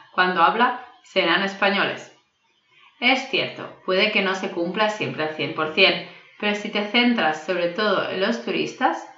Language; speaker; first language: Spanish; native; Spanish